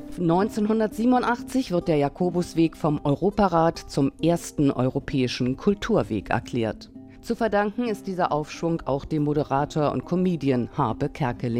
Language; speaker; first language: German; native; German